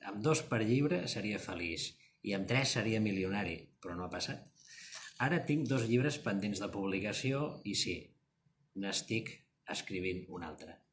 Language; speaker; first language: Catalan; non-native, local second language; Spanish